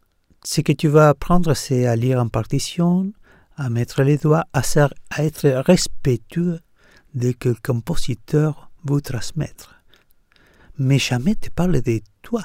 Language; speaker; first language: French; non-native, learner; Spanish